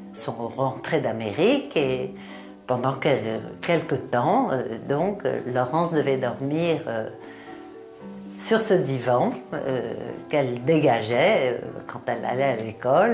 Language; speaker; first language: French; native; French